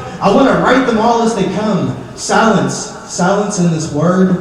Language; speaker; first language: English; native; English